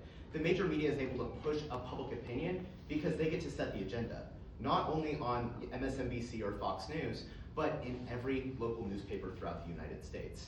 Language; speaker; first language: English; native; English